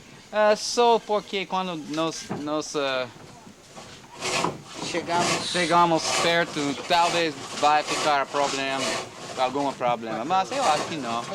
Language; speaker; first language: Portuguese; non-native, learner; English